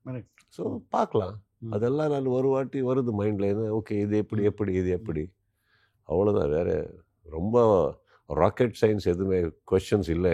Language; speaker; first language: Tamil; non-native, local second language; Kannada